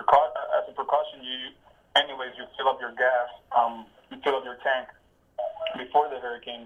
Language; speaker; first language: English; non-native, fluent; Spanish